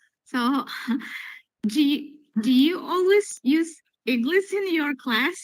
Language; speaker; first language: English; non-native, fluent; Indonesian